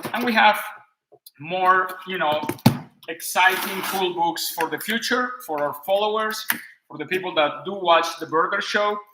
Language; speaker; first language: English; non-native, fluent; Spanish